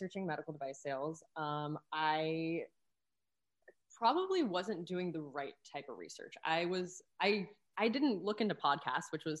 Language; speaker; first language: English; native; English